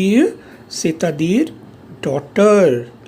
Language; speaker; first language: French; non-native, learner; Hindi